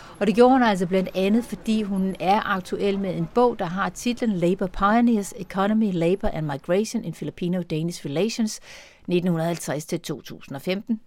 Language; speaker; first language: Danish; native; Danish